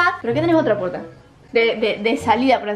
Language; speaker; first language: Spanish; native; Spanish